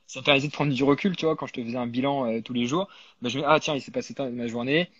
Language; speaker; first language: French; native; French